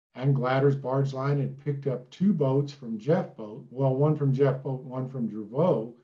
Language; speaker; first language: English; native; English